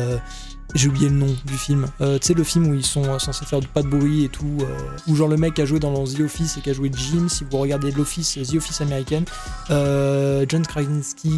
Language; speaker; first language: French; native; French